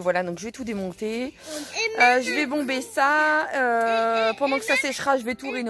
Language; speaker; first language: French; native; French